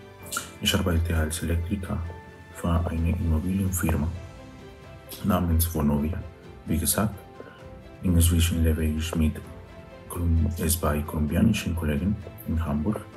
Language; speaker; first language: German; non-native, learner; Spanish